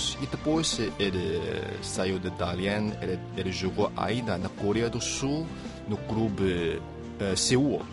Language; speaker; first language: Portuguese; non-native, fluent; Chinese